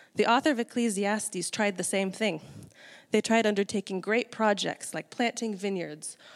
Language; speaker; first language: English; native; English